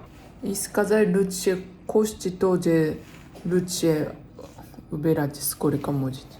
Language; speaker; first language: Russian; non-native, learner; Japanese